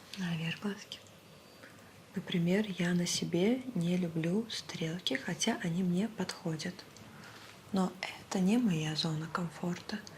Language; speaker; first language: Russian; native; Russian